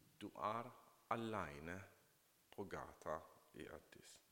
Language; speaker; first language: Norwegian; non-native, fluent; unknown